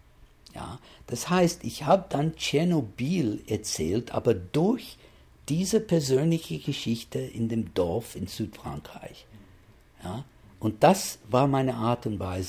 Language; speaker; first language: German; non-native, fluent; English